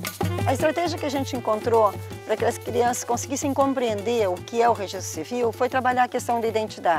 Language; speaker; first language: Portuguese; native; Portuguese